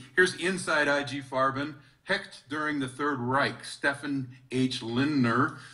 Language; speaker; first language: English; native; English